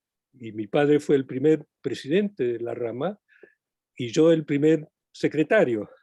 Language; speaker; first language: Spanish; non-native, fluent; English